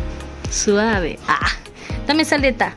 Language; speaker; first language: Spanish; native; Spanish